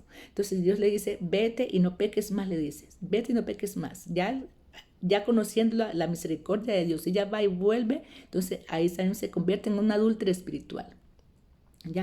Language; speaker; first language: Spanish; native; Spanish